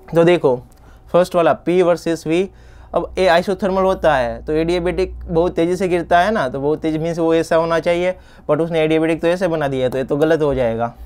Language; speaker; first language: Hindi; non-native, local second language; Gujarati